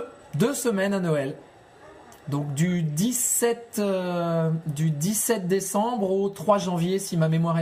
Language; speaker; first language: French; native; French